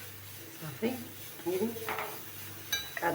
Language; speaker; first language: Arabic; native; Arabic